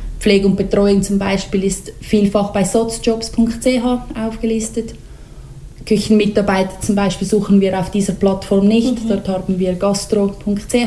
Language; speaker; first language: German; native; German